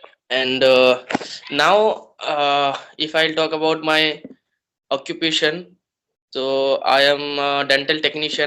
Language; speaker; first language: English; non-native, learner; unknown